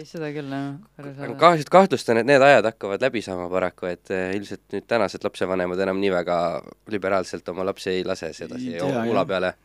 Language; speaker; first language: Estonian; native; Estonian